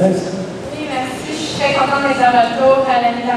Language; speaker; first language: French; native; French